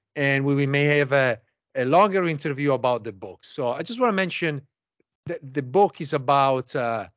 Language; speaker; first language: English; non-native, fluent; Italian